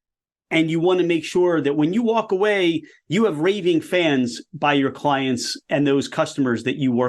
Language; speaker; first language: English; native; English